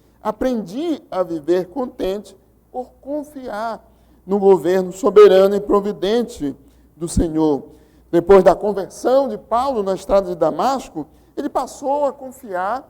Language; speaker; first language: Portuguese; native; Portuguese